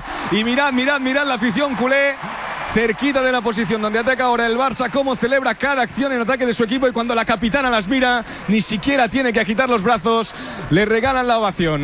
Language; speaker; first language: Spanish; native; Spanish